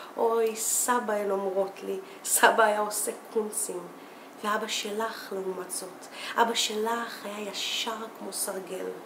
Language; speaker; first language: Hebrew; native; Hebrew